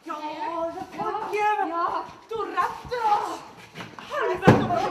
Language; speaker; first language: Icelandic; non-native, learner; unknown